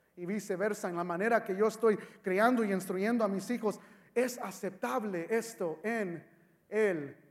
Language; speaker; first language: Spanish; early bilingual, heritage; Spanish